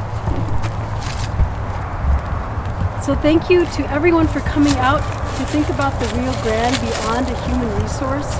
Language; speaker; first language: English; native; English